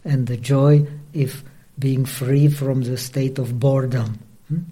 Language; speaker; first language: English; non-native, fluent; Czech